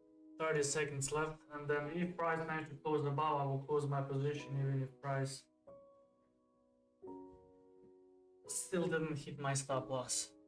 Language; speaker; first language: English; non-native, fluent; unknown